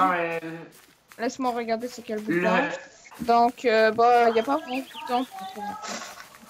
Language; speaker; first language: French; native; French